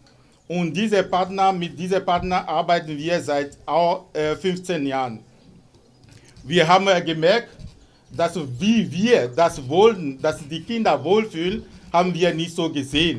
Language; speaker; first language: German; non-native, fluent; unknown